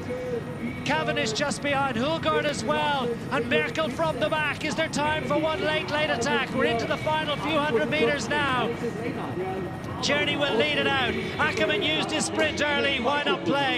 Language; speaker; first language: English; native; English